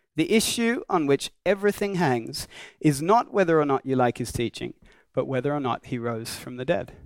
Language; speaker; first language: English; native; English